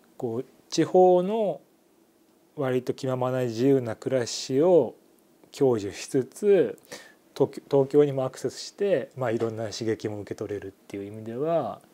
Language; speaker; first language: Japanese; native; Japanese